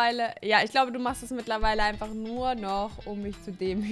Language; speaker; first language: German; native; German